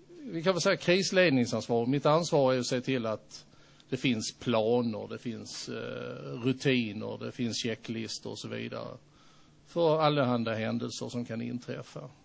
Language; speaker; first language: Swedish; native; Swedish